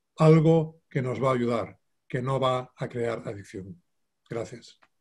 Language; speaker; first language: Spanish; native; Spanish